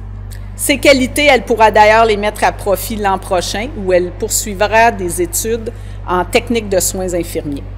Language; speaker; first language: French; native; French